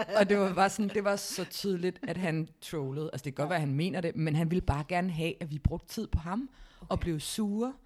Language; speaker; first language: Danish; native; Danish